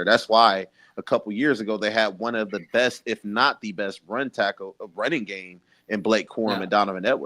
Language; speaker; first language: English; native; English